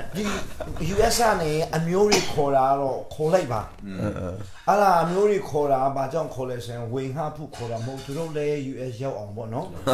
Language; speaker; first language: Burmese; non-native, local second language; Hakha Chin